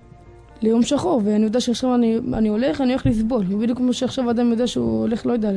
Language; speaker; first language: Hebrew; native; Hebrew